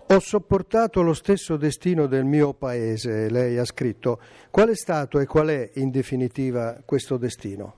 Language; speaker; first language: Italian; native; Italian